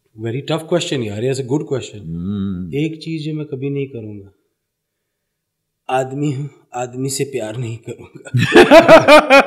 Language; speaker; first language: Urdu; early bilingual, heritage; Punjabi